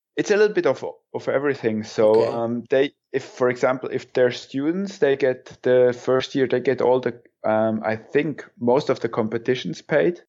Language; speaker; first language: English; non-native, fluent; German